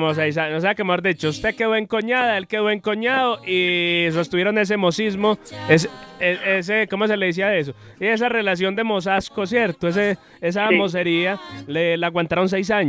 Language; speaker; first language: Spanish; native; Spanish